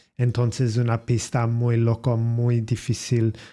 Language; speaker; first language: Spanish; non-native, learner; English